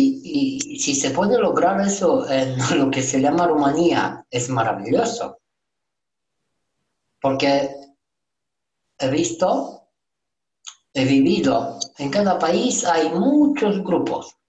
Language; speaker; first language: Spanish; non-native, learner; Romanian